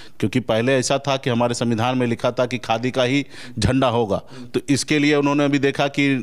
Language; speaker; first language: Hindi; native; Hindi